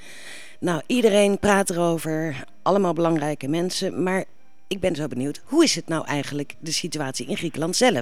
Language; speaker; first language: Dutch; native; Dutch